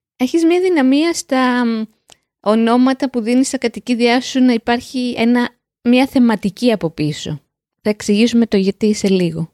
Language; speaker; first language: Greek; native; Greek